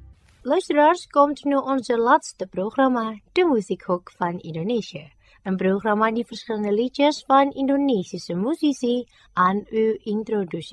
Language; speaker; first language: Dutch; non-native, learner; Indonesian